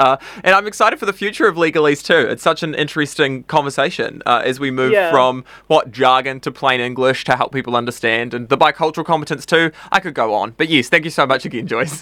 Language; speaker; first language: English; native; English